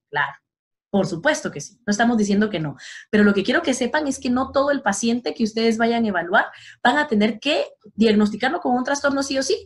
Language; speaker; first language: Spanish; native; Spanish